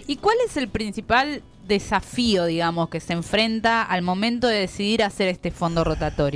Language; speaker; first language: Spanish; native; Spanish